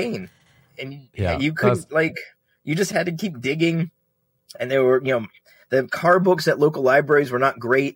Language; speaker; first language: English; native; English